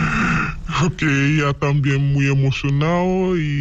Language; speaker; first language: Spanish; non-native, learner; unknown